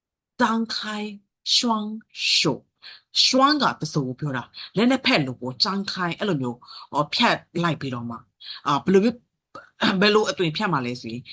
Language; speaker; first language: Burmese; native; Burmese